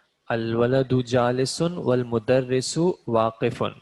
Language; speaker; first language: Arabic; non-native, fluent; Urdu